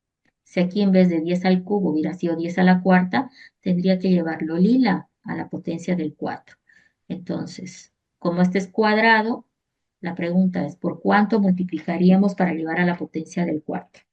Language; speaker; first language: Spanish; native; Spanish